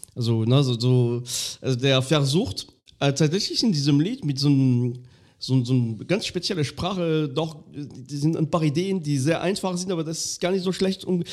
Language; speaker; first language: German; non-native, fluent; French